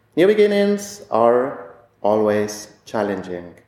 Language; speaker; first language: English; non-native, fluent; Spanish